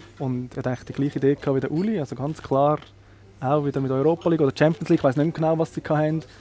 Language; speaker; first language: German; native; German